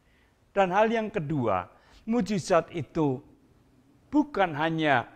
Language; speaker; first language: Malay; non-native, local second language; Indonesian